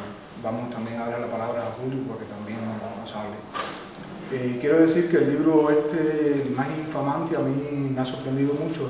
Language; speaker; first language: Spanish; native; Spanish